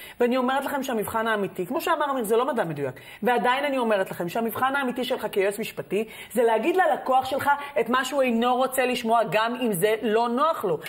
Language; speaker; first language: Hebrew; native; Hebrew